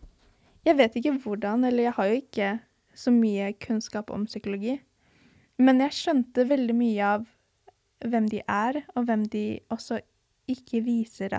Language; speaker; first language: Norwegian; early bilingual, other home language; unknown